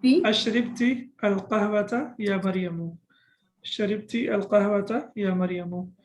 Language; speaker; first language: Arabic; non-native, fluent; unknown